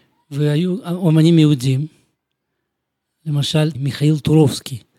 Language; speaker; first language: Hebrew; non-native, fluent; Russian